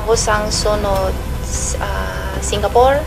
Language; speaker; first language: Filipino; non-native, local second language; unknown